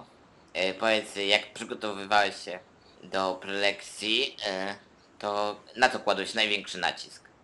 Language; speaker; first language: Polish; native; Polish